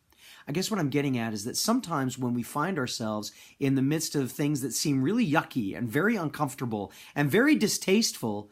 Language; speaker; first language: English; native; English